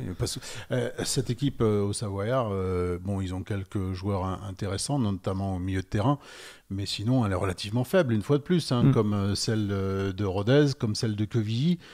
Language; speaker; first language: French; native; French